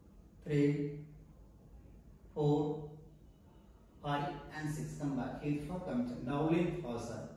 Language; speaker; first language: Vietnamese; non-native, learner; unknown